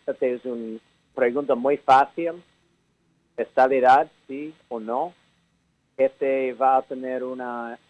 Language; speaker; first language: Spanish; early bilingual, heritage; English